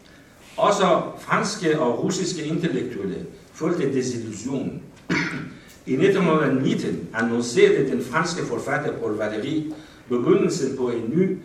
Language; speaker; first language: Danish; non-native, fluent; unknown